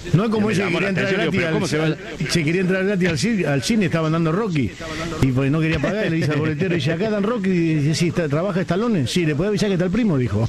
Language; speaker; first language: Spanish; native; Spanish